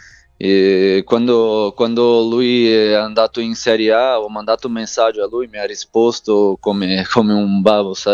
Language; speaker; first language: Italian; non-native, fluent; Portuguese